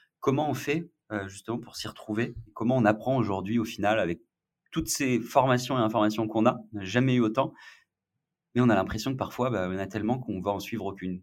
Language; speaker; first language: French; native; French